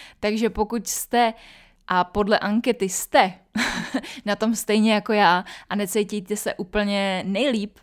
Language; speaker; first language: Czech; native; Czech